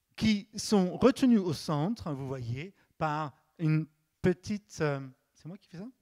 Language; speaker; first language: French; native; French